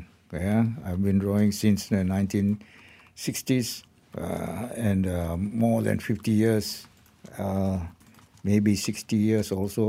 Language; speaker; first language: English; non-native, local second language; Malay